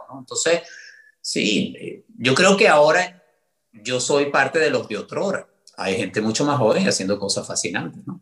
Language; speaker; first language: Spanish; native; Spanish